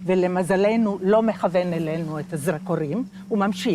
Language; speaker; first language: Hebrew; early bilingual, other home language; Croatian